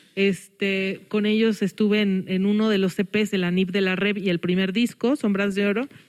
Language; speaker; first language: Spanish; early bilingual, heritage; English